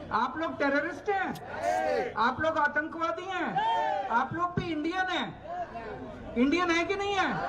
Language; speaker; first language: Hindi; native; Hindi